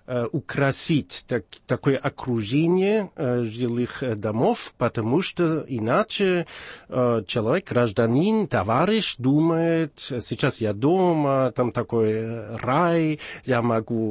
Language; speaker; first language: Russian; non-native, fluent; German